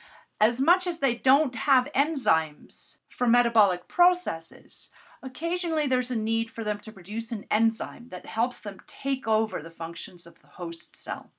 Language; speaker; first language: English; native; English